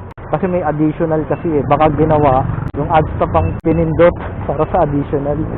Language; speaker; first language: Filipino; native; Filipino